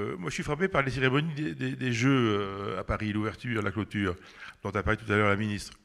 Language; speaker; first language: French; native; French